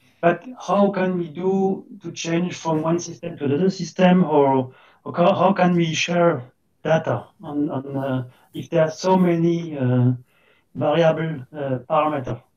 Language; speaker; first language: English; non-native, fluent; French